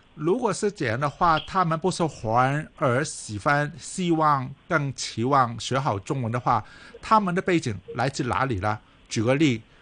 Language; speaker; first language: Chinese; non-native, local second language; Cantonese